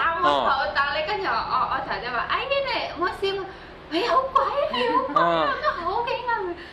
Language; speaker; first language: Chinese; non-native, learner; Indonesian